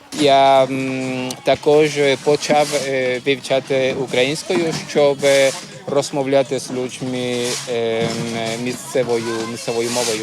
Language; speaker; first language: Ukrainian; non-native, learner; Spanish